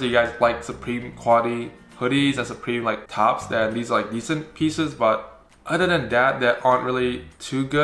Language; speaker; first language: English; native; English